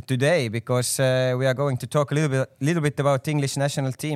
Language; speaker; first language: English; non-native, fluent; Estonian